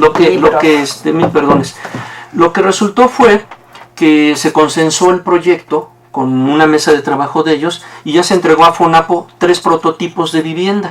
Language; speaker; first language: Spanish; native; Spanish